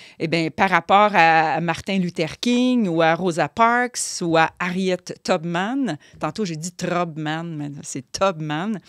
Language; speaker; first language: French; native; French